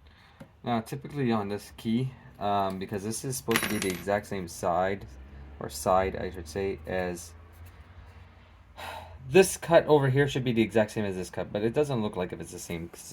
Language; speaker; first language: English; native; English